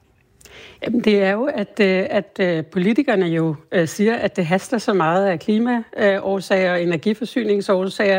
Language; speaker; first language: Danish; native; Danish